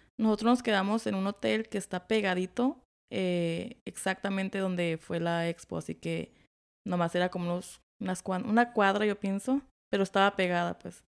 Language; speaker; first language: Spanish; early bilingual, heritage; Spanish